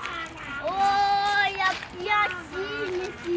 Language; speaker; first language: French; native; French